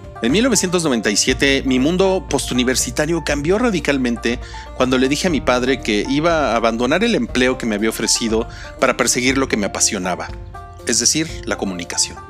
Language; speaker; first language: Spanish; native; Spanish